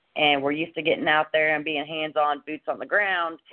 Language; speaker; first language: English; native; English